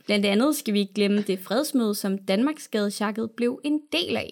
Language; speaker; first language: Danish; native; Danish